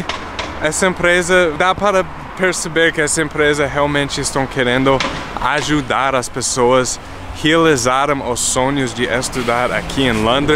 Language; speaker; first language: Portuguese; non-native, fluent; English